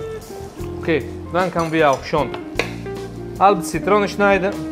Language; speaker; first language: German; non-native, learner; Italian